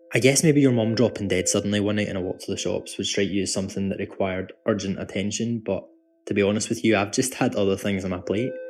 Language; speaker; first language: English; native; English